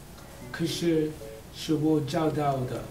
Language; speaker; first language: Chinese; non-native, learner; English